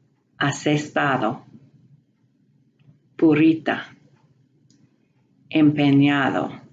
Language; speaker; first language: Spanish; non-native, fluent; English